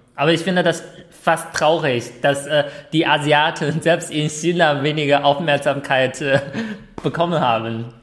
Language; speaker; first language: German; non-native, fluent; Chinese